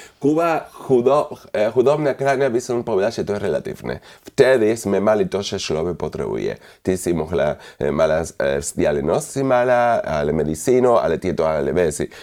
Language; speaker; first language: Slovak; non-native, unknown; Spanish